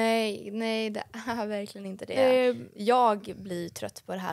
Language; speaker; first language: Swedish; native; Swedish